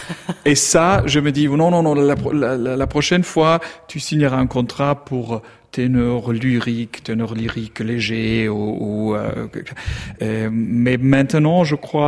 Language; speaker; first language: French; non-native, learner; German